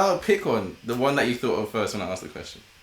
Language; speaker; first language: English; native; English